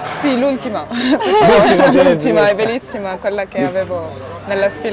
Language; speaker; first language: Italian; non-native, learner; Albanian